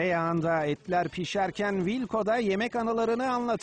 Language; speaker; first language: Turkish; native; Turkish